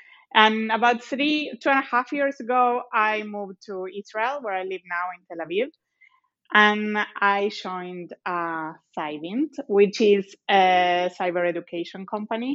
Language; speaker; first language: English; non-native, fluent; Spanish